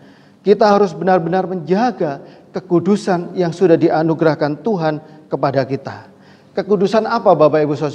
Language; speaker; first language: Indonesian; native; Indonesian